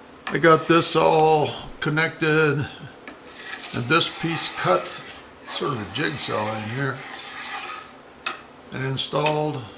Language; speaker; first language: English; native; English